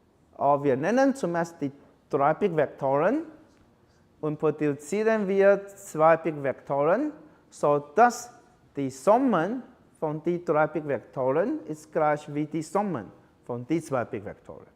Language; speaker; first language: German; non-native, learner; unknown